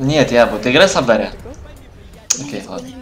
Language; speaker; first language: Russian; native; Russian